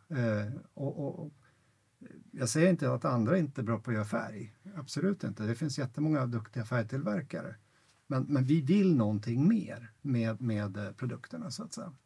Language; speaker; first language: Swedish; native; Swedish